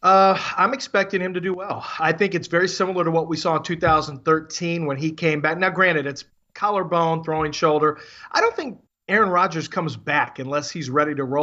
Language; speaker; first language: English; native; English